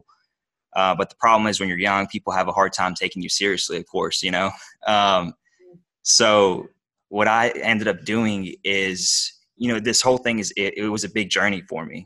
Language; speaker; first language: English; early bilingual, other home language; Bosnian